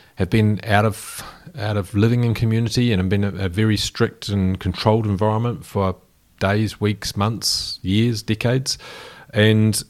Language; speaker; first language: English; native; English